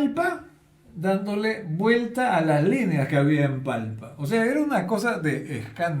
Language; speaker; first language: Spanish; native; Spanish